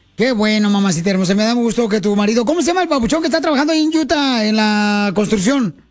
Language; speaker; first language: Spanish; native; Spanish